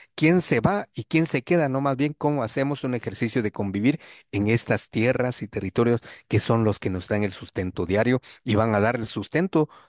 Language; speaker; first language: Spanish; non-native, local second language; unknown